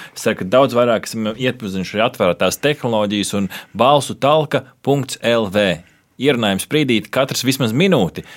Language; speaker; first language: Latvian; native; Latvian